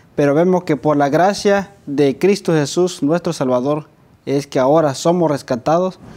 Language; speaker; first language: Spanish; native; Spanish